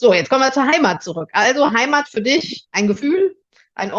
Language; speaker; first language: German; native; German